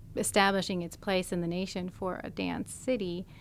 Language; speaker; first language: English; non-native, fluent; German